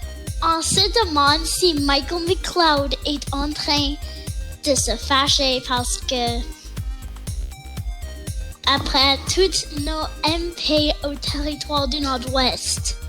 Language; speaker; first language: French; non-native, local second language; English